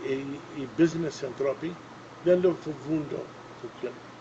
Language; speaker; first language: Greek; early bilingual, other home language; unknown